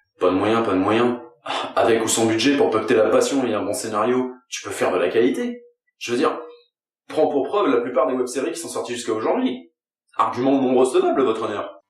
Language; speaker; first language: French; native; French